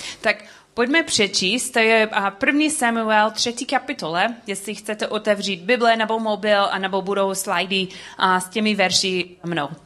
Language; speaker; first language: Czech; non-native, learner; English